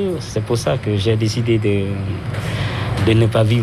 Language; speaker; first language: French; non-native, local second language; Khmer